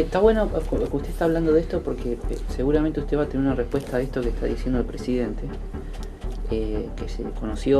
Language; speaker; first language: Spanish; native; Spanish